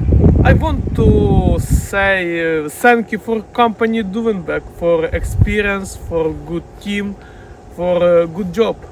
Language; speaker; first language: English; non-native, learner; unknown